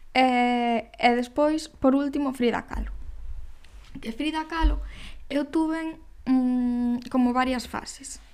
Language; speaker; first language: Galician; non-native, local second language; Spanish